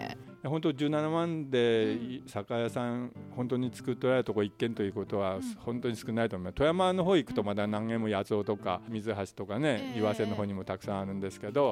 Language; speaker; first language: Japanese; native; Japanese